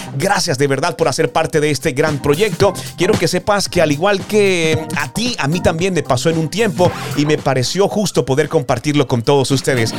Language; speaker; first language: Spanish; native; Spanish